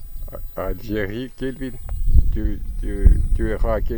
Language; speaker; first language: French; non-native, learner; Lithuanian